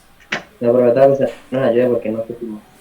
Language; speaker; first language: Spanish; native; Spanish